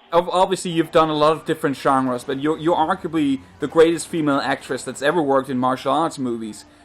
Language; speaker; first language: English; non-native, fluent; Danish